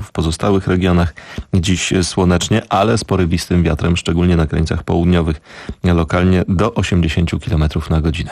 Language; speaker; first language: Polish; native; Polish